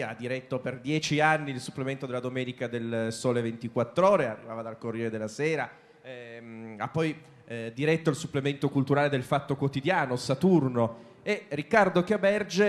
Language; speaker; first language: Italian; native; Italian